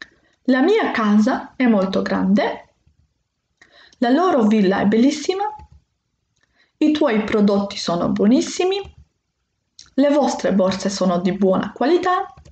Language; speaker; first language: Italian; non-native, fluent; Macedonian